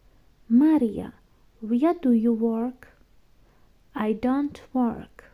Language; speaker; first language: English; non-native, fluent; Georgian